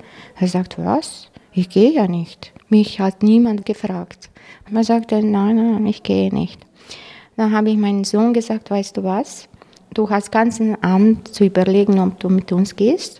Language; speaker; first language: German; non-native, fluent; Croatian